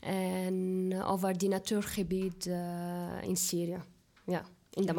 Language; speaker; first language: Dutch; non-native, fluent; Arabic